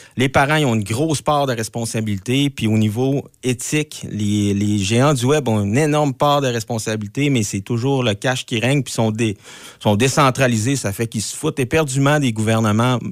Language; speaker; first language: French; native; French